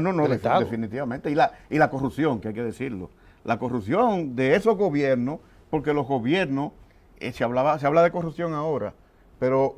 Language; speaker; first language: Spanish; native; Spanish